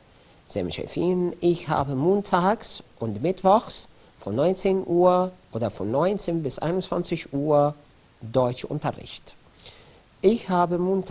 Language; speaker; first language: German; non-native, fluent; Arabic